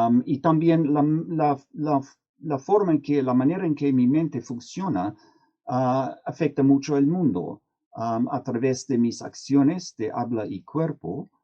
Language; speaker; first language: Spanish; non-native, fluent; English